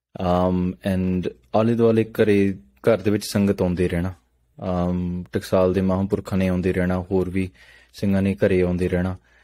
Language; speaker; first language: Punjabi; early bilingual, heritage; Punjabi